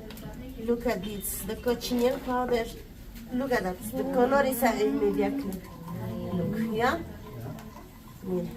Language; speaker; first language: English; non-native, learner; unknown